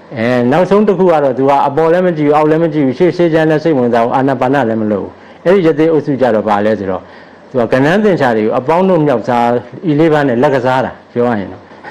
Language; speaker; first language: Burmese; native; Burmese